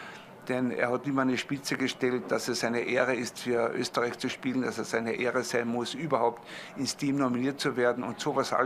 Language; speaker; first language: German; native; German